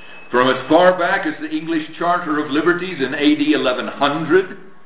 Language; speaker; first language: English; native; English